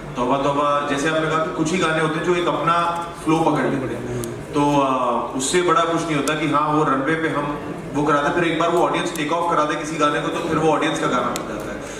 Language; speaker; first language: Hindi; native; Hindi